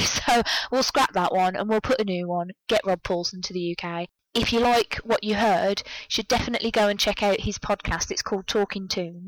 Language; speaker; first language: English; native; English